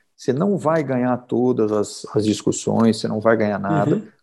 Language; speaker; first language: Portuguese; native; Portuguese